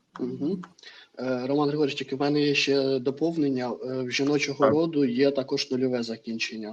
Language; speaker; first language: Ukrainian; non-native, fluent; Russian